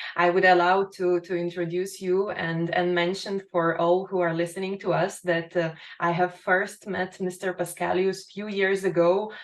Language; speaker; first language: English; non-native, fluent; Lithuanian